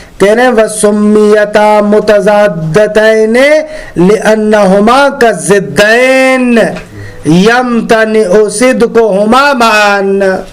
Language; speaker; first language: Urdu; native; Urdu